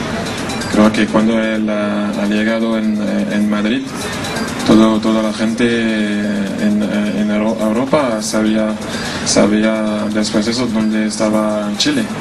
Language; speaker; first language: Spanish; non-native, fluent; French